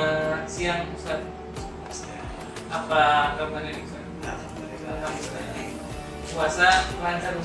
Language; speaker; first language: Indonesian; native; Indonesian